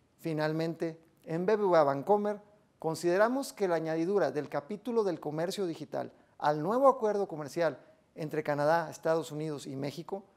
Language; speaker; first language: Spanish; native; Spanish